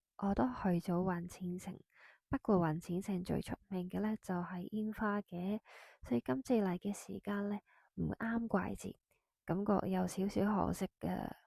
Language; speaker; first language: Cantonese; non-native, fluent; Japanese